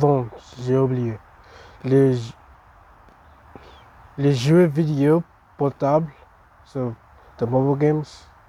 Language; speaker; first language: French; non-native, learner; English